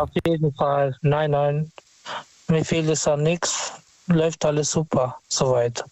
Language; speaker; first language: German; non-native, fluent; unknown